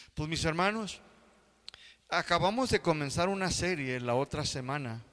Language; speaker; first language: Spanish; early bilingual, heritage; Spanish